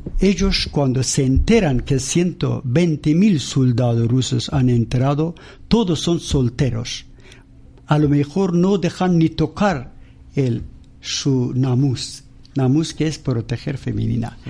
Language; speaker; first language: Spanish; non-native, learner; Persian